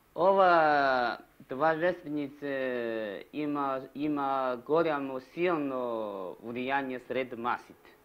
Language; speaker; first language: Macedonian; non-native, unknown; Chinese